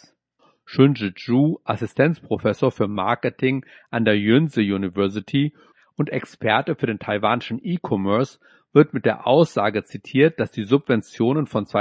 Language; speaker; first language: German; native; German